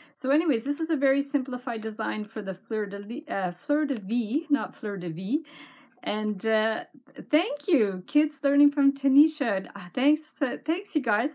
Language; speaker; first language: English; native; English